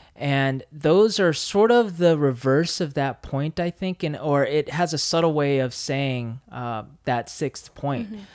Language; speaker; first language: English; native; English